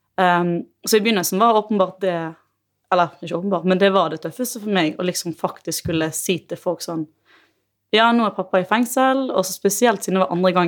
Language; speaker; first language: Norwegian; native; Norwegian